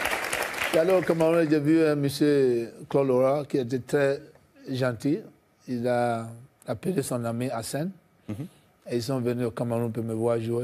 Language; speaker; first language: French; non-native, fluent; English